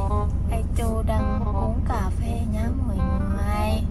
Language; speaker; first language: Vietnamese; non-native, learner; Thai